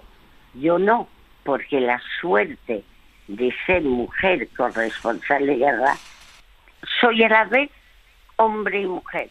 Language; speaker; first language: Spanish; early bilingual, other home language; French